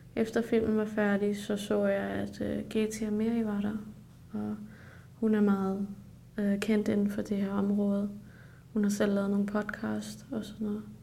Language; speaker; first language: Danish; early bilingual, other home language; Urdu